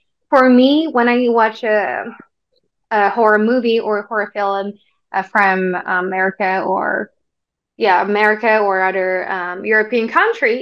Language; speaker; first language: English; non-native, fluent; Korean